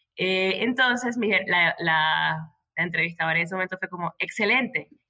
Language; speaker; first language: Spanish; native; Spanish